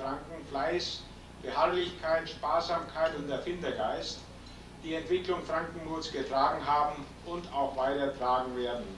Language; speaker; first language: German; native; German